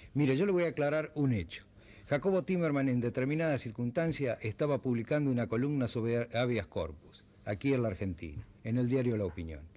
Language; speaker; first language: Spanish; native; Spanish